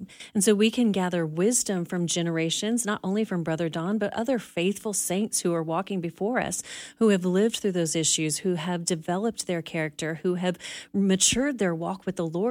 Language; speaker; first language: English; native; English